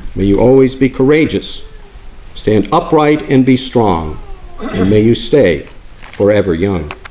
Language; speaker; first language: English; native; English